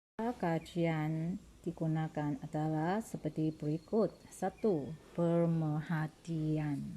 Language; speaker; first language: Malay; non-native, local second language; Chinese